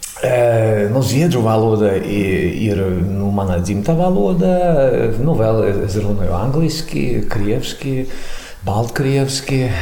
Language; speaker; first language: Latvian; non-native, fluent; Swedish